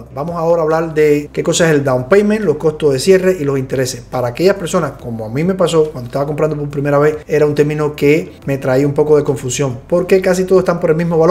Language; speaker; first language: Spanish; native; Spanish